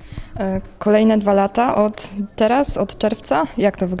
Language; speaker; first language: Polish; native; Polish